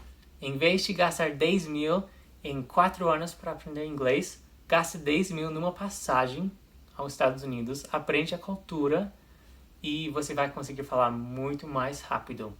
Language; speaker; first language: Portuguese; non-native, fluent; English